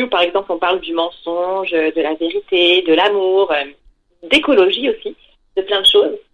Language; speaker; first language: French; native; French